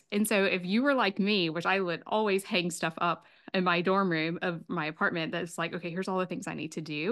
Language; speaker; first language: English; native; English